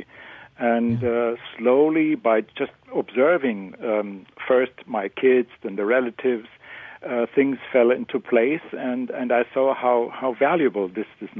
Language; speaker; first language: English; non-native, fluent; German